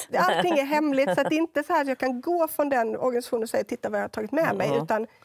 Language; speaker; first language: Swedish; native; Swedish